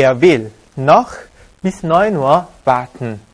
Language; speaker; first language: German; non-native, fluent; Korean